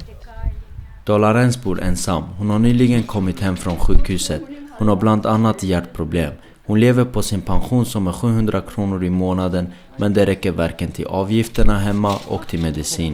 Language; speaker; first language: Swedish; early bilingual, other home language; Armenian